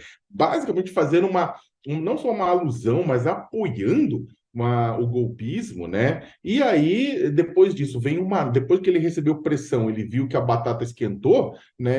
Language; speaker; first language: Portuguese; native; Portuguese